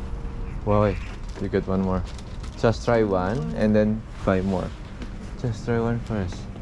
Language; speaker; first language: English; non-native, learner; Indonesian